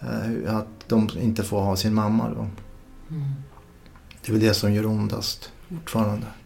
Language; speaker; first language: Swedish; native; Swedish